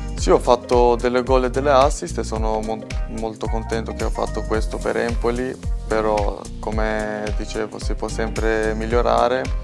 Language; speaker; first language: Italian; non-native, fluent; Albanian